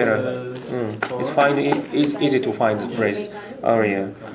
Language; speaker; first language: English; non-native, learner; Japanese